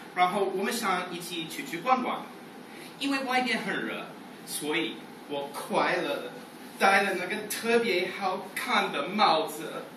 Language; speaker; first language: Chinese; non-native, fluent; English